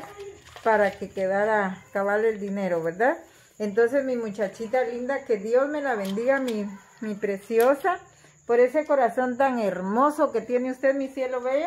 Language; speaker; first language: Spanish; native; Spanish